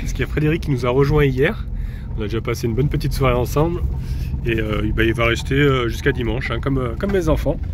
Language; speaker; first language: French; native; French